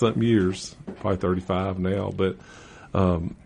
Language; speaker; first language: English; native; English